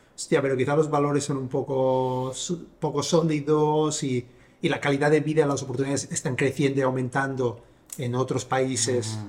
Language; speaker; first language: Spanish; native; Spanish